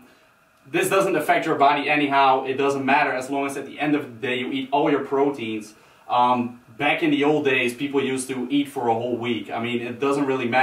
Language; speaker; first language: English; non-native, fluent; Dutch